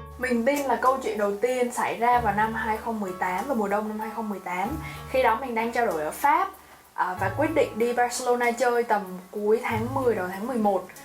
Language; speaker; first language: Vietnamese; native; Vietnamese